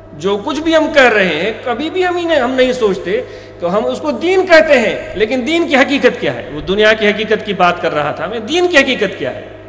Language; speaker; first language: Urdu; non-native, local second language; Sindhi